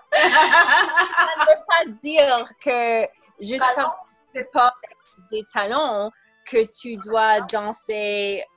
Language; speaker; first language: French; non-native, fluent; English